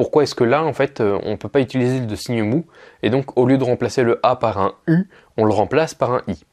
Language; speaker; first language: French; native; French